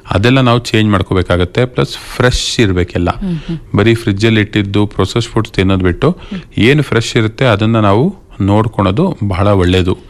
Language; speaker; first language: Kannada; native; Kannada